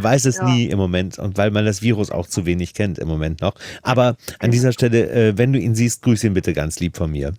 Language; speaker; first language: German; native; German